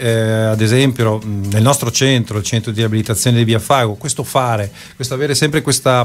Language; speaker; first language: Italian; native; Italian